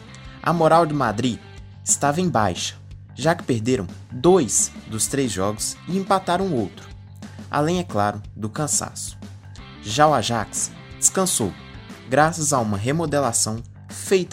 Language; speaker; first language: Portuguese; native; Portuguese